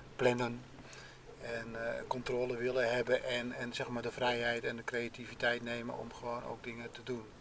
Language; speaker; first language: Dutch; native; Dutch